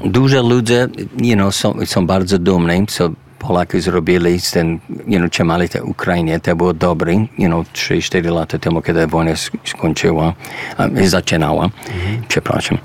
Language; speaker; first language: Polish; early bilingual, heritage; English